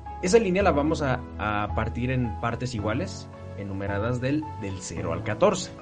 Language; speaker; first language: Spanish; native; Spanish